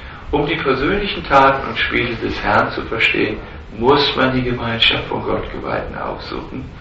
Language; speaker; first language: German; native; German